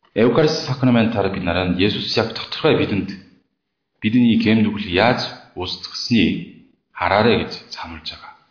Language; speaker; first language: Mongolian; non-native, fluent; Korean